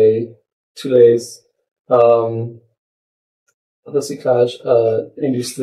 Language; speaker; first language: French; non-native, local second language; English